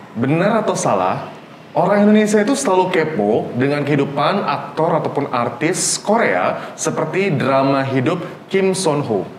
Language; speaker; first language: Indonesian; native; Indonesian